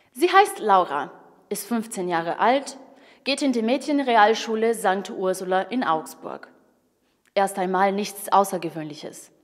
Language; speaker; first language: German; native; German